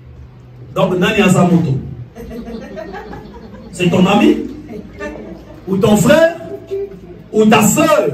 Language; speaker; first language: French; non-native, local second language; Lingala